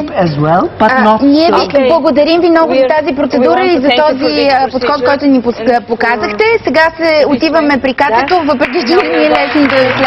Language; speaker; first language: Bulgarian; native; Bulgarian